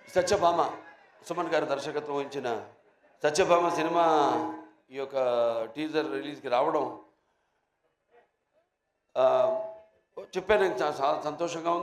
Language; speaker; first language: Telugu; native; Telugu